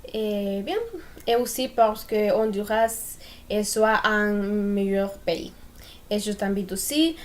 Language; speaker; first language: French; non-native, learner; Spanish